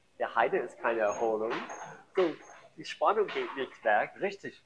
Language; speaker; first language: German; non-native, learner; English